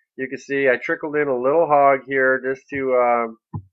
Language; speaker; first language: English; native; English